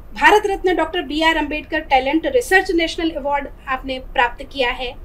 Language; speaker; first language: Hindi; native; Hindi